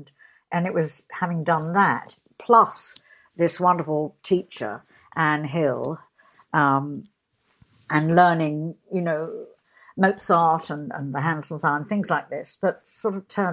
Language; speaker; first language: English; native; English